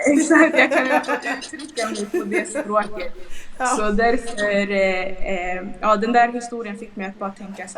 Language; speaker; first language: Swedish; early bilingual, other home language; Lingala